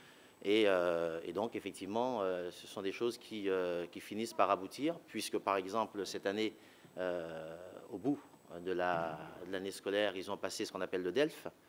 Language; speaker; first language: French; native; French